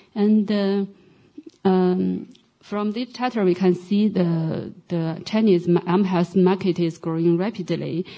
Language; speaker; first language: English; non-native, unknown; Chinese